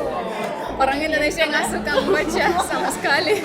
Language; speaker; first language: Indonesian; non-native, fluent; Russian